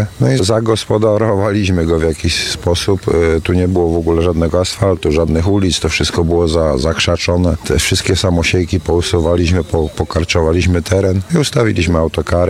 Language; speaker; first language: Polish; native; Polish